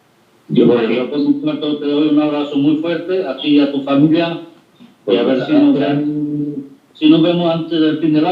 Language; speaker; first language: Spanish; non-native, fluent; French